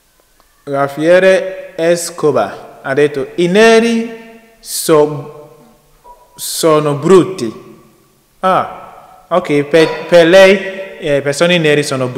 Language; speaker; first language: Italian; non-native, learner; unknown